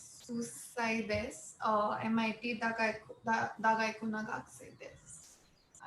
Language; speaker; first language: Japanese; non-native, learner; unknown